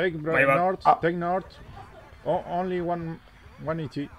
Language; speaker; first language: English; non-native, learner; Spanish